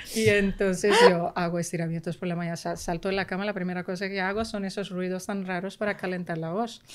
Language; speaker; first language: Spanish; early bilingual, heritage; Spanish